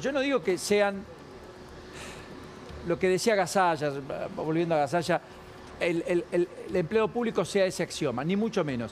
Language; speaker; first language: Spanish; native; Spanish